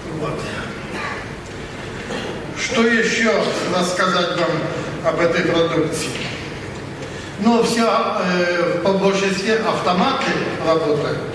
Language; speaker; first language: Russian; non-native, learner; Polish